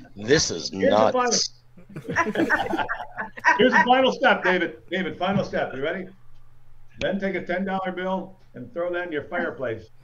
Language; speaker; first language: English; native; English